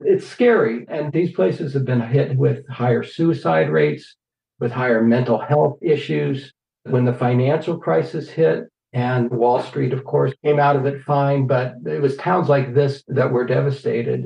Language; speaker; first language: English; native; English